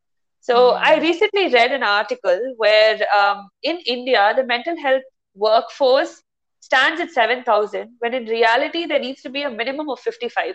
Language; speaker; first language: English; non-native, local second language; Tamil